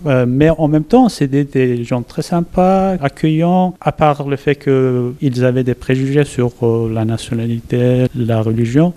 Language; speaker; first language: French; non-native, fluent; Turkish